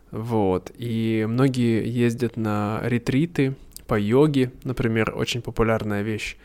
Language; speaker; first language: Russian; native; Russian